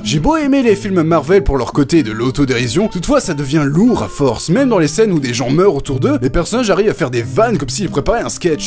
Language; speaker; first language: French; native; French